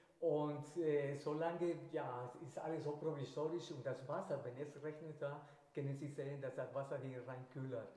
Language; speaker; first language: German; non-native, fluent; Spanish